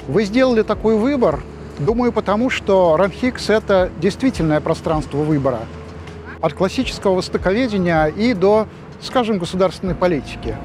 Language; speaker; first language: Russian; native; Russian